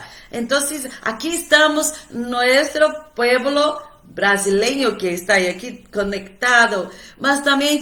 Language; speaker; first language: Portuguese; non-native, learner; Spanish